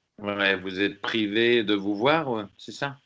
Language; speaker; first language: French; native; French